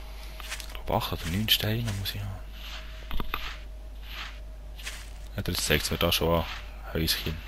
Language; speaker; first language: German; native; German